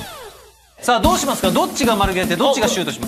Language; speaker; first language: Japanese; native; Japanese